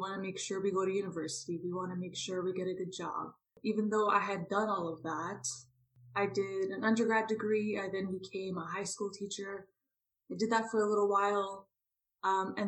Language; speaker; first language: English; native; English